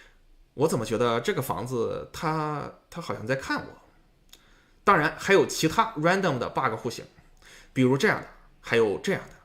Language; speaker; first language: Chinese; native; Chinese